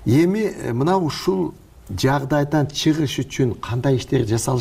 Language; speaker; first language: Kyrgyz; native; Kyrgyz